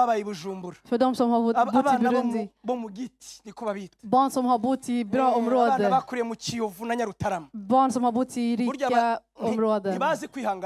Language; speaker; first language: Swedish; early bilingual, other home language; Kinyarwanda